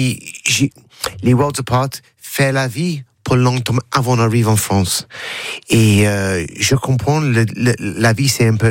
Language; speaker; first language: French; non-native, learner; English